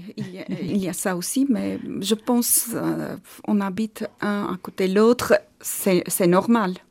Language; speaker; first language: French; non-native, learner; Armenian